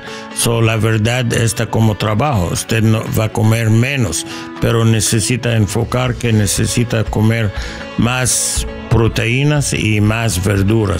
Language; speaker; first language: Spanish; non-native, learner; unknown